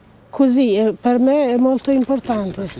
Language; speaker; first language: Italian; non-native, learner; Albanian